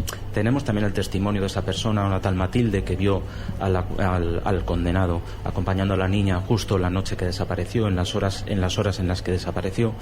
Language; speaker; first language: Spanish; native; Spanish